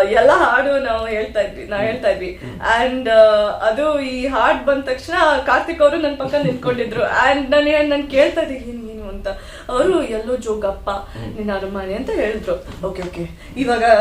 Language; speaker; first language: Kannada; non-native, learner; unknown